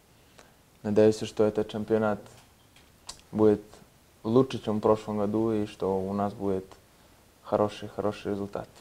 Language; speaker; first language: Russian; non-native, learner; Serbian